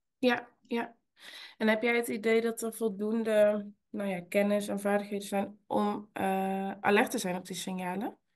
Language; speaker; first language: Dutch; native; Dutch